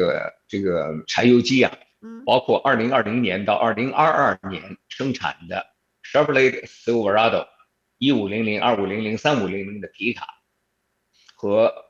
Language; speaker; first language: Chinese; native; Chinese